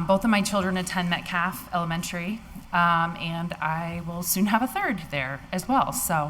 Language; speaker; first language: English; native; English